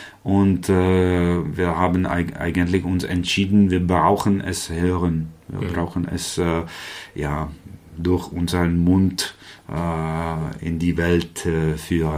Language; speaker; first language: German; non-native, fluent; Czech